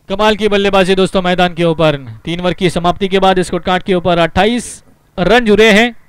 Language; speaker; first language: Hindi; non-native, local second language; Marathi